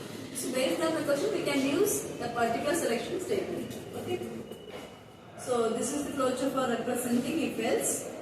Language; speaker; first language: English; non-native, local second language; Tamil